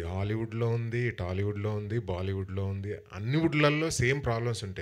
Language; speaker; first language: Telugu; native; Telugu